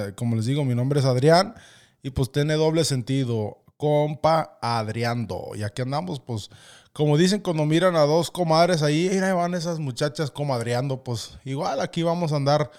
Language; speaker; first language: Spanish; early bilingual, other home language; English